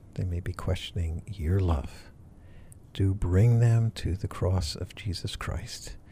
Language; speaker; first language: English; native; English